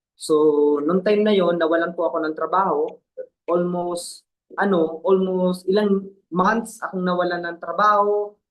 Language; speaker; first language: Filipino; non-native, local second language; Bikol